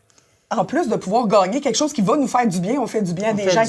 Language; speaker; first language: French; native; French